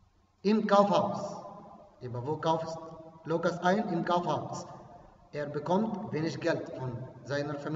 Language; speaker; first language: German; non-native, fluent; Arabic